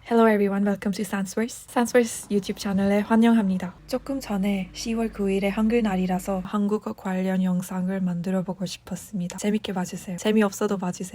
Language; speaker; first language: Korean; non-native, fluent; Hindi